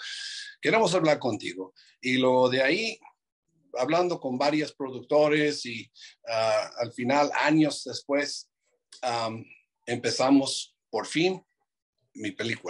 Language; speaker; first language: Spanish; non-native, fluent; English